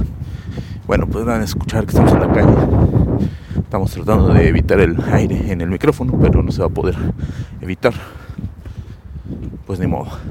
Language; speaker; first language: Spanish; native; Spanish